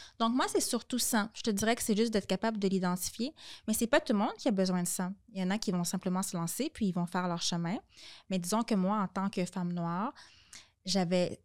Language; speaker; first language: French; native; French